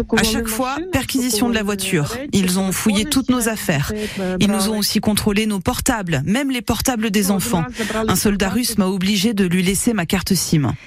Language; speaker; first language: French; non-native, fluent; Ukrainian